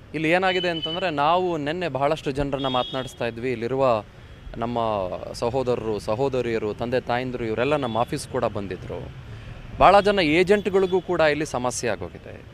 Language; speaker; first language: Kannada; native; Kannada